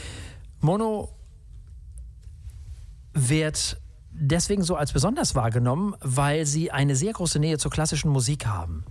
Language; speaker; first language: German; native; German